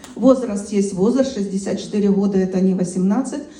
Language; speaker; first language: Russian; native; Russian